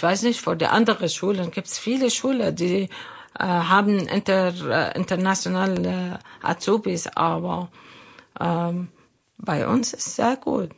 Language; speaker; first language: German; non-native, learner; Arabic